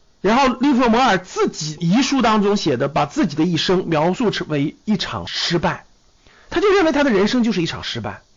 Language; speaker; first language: Chinese; native; Chinese